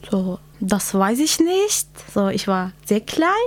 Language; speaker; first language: German; non-native, learner; Kurdish